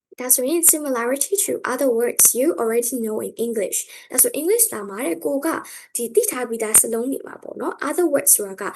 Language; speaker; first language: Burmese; native; Burmese